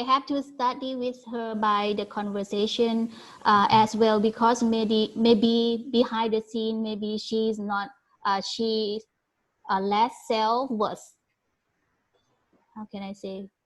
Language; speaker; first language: English; non-native, learner; Thai